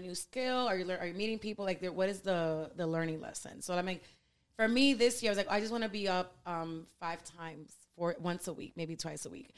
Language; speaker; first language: English; early bilingual, other home language; Spanish